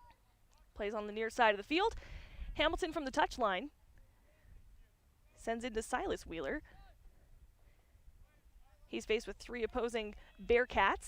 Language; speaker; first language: English; native; English